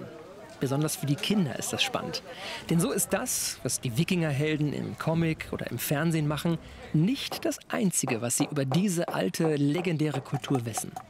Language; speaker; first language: German; native; German